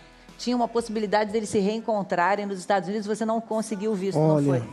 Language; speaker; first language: Portuguese; native; Portuguese